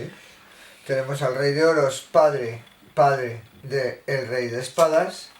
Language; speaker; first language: Spanish; native; Spanish